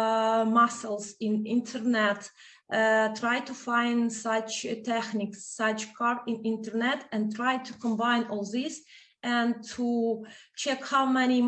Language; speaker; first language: English; non-native, fluent; Ukrainian